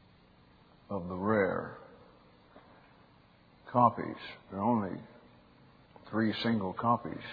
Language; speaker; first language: English; native; English